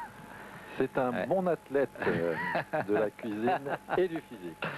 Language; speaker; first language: French; native; French